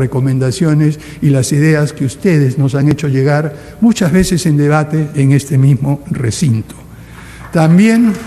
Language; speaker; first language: Spanish; native; Spanish